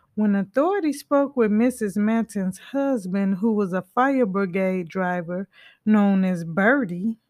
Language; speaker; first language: English; native; English